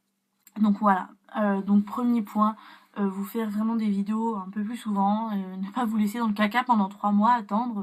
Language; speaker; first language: French; native; French